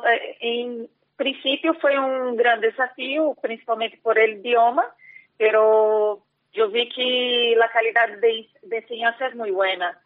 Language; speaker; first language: Spanish; non-native, fluent; Portuguese